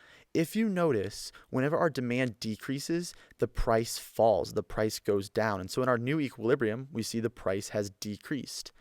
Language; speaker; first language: English; native; English